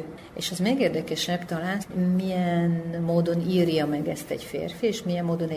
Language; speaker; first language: Hungarian; native; Hungarian